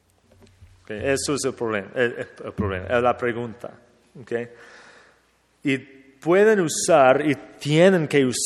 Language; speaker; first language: Spanish; non-native, fluent; English